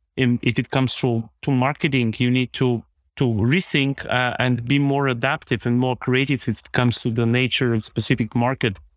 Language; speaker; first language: English; non-native, fluent; Bulgarian